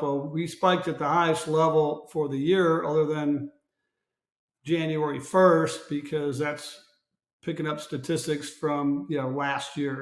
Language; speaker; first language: English; native; English